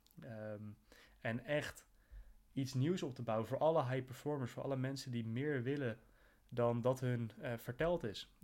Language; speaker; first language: Dutch; native; Dutch